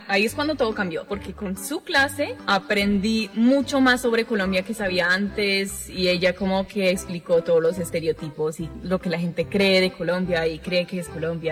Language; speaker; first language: Spanish; non-native, fluent; English